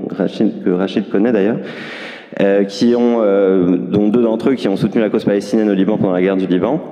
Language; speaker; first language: French; native; French